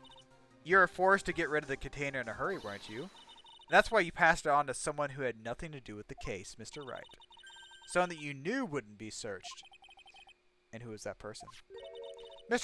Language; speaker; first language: English; native; English